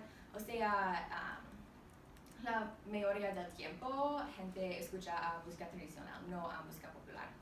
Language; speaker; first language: Spanish; non-native, learner; English